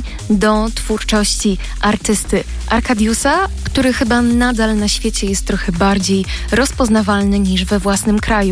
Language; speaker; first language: Polish; native; Polish